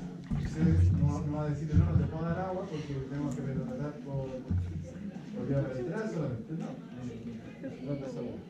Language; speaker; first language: Spanish; native; Spanish